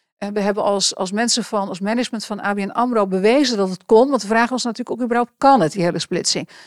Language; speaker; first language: Dutch; native; Dutch